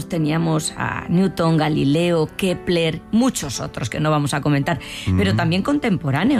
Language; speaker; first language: Spanish; native; Spanish